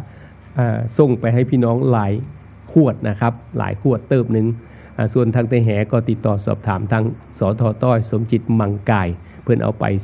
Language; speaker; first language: Thai; non-native, local second language; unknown